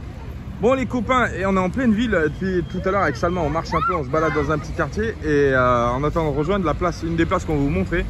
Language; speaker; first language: French; native; French